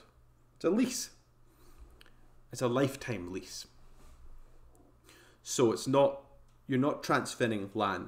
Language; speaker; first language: English; native; English